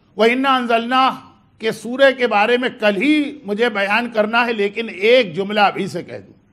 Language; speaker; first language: Hindi; native; Hindi